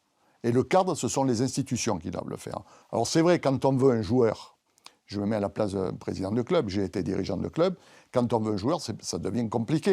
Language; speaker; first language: French; native; French